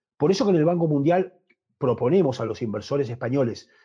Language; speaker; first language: Spanish; native; Spanish